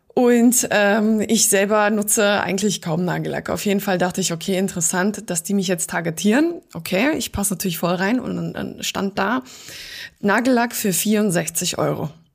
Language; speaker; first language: German; native; German